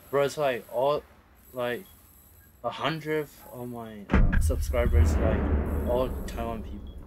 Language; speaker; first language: English; non-native, fluent; Chinese